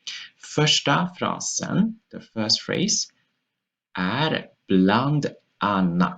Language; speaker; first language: Swedish; non-native, fluent; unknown